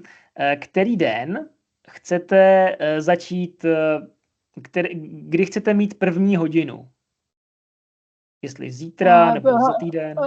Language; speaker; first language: Czech; non-native, fluent; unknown